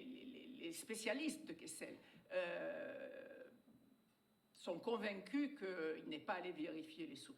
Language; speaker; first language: French; native; French